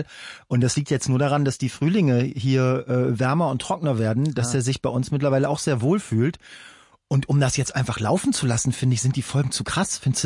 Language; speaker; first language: German; native; German